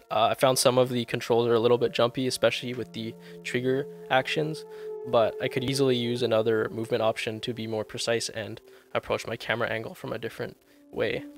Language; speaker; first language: English; native; English